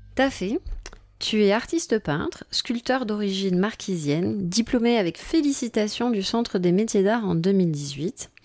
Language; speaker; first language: French; native; French